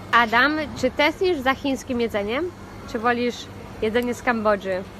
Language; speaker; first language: Polish; native; Polish